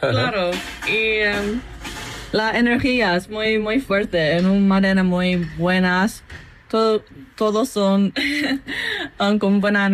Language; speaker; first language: Spanish; non-native, learner; English